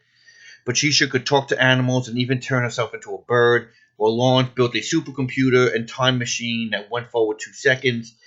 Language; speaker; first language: English; native; English